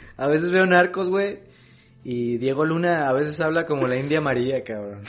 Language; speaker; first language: Spanish; native; Spanish